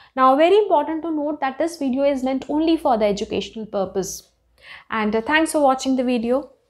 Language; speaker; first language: English; non-native, local second language; Hindi